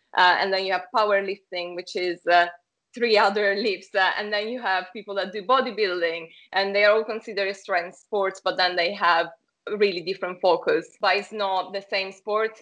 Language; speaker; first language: English; non-native, fluent; Italian